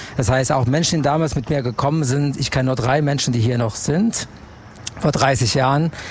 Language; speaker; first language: German; non-native, fluent; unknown